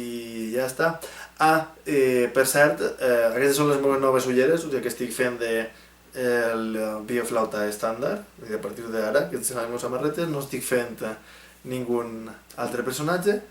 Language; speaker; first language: Catalan; native; Catalan